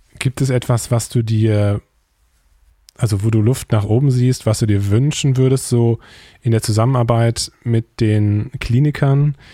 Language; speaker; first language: German; native; German